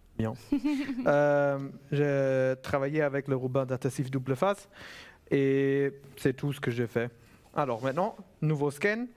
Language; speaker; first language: French; non-native, fluent; German